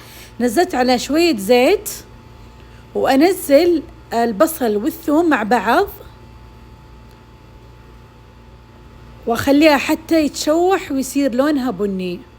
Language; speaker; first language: Arabic; native; Arabic